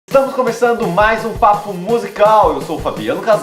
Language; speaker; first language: Portuguese; native; Portuguese